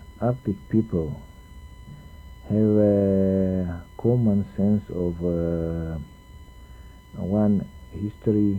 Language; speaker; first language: English; non-native, learner; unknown